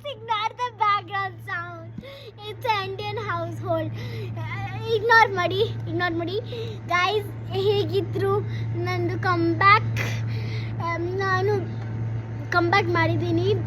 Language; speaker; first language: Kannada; early bilingual, heritage; Kannada